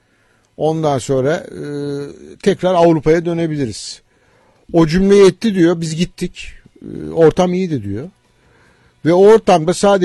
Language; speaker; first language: Turkish; native; Turkish